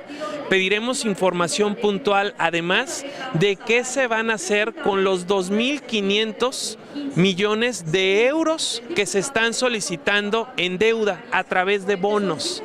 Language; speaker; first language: Spanish; native; Spanish